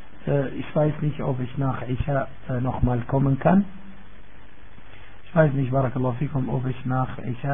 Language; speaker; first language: German; non-native, fluent; Arabic